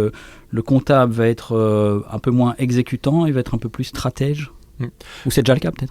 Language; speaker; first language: French; native; French